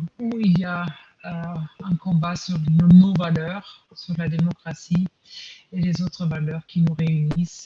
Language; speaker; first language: French; non-native, fluent; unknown